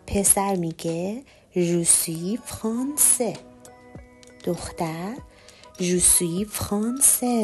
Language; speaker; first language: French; non-native, fluent; Persian